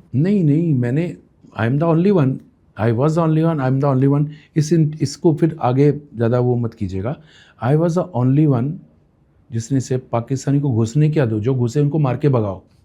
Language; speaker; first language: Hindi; non-native, local second language; Bangla